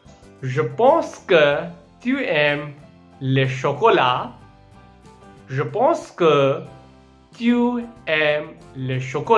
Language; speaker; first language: French; non-native, fluent; Hindi